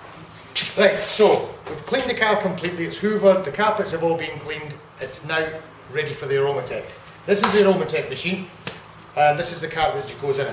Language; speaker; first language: English; native; English